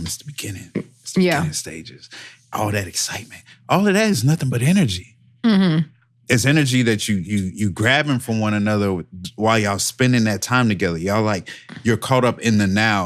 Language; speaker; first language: English; native; English